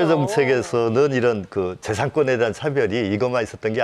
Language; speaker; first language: Korean; native; Korean